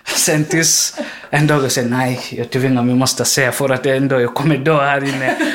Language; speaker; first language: Swedish; non-native, learner; Swahili